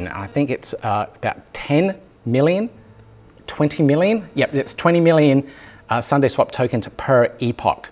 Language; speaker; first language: English; native; English